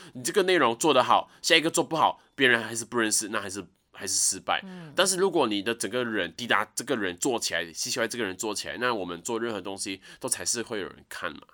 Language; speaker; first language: Chinese; native; Chinese